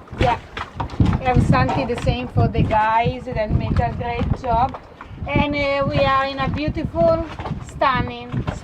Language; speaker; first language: English; non-native, learner; Spanish